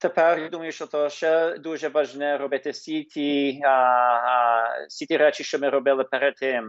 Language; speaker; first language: Ukrainian; early bilingual, heritage; English